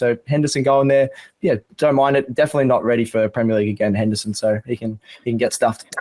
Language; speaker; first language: English; native; English